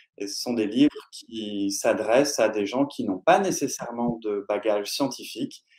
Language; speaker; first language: French; native; French